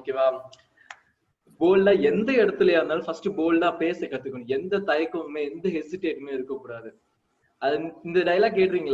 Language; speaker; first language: Tamil; native; Tamil